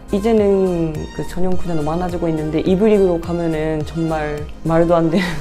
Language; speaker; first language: Korean; non-native, fluent; Japanese